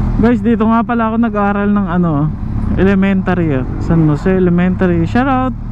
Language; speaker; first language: Filipino; native; Filipino